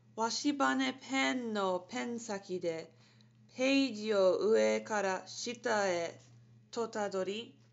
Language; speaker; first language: Japanese; non-native, learner; English